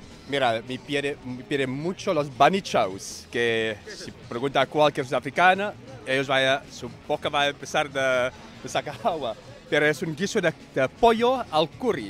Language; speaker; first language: Spanish; non-native, learner; English